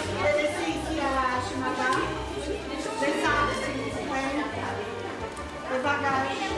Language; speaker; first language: French; non-native, fluent; Romanian